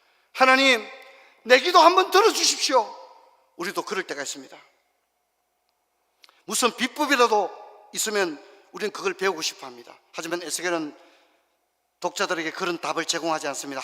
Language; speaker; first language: Korean; native; Korean